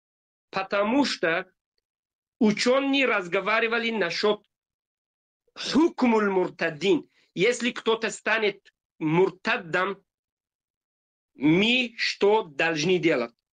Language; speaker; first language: Russian; non-native, fluent; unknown